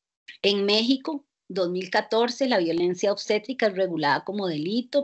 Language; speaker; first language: Spanish; native; Spanish